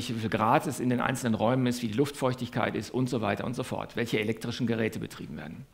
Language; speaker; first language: German; native; German